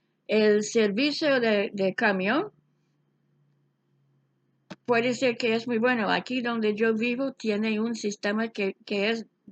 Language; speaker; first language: Spanish; non-native, fluent; English